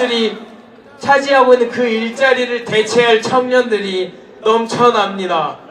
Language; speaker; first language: Korean; native; Korean